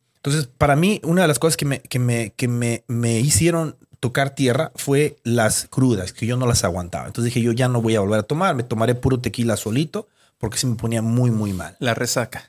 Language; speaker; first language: Spanish; native; Spanish